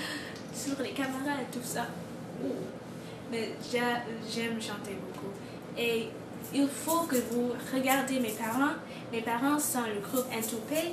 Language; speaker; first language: French; non-native, local second language; English